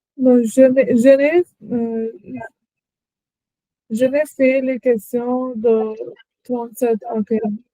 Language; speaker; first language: French; non-native, learner; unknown